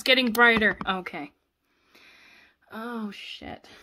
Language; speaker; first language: English; native; English